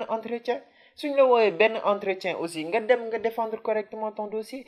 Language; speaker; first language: French; non-native, local second language; Wolof